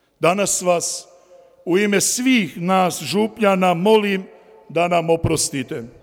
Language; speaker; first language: Croatian; native; Croatian